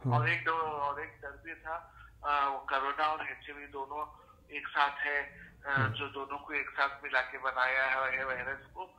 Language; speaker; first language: Hindi; non-native, local second language; Urdu